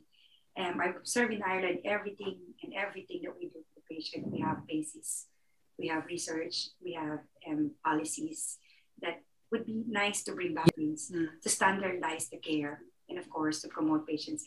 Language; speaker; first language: English; non-native, local second language; Filipino